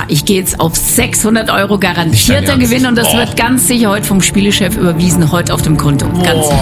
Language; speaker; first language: German; native; German